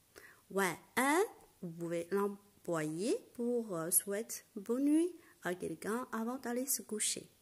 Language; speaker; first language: French; non-native, fluent; Chinese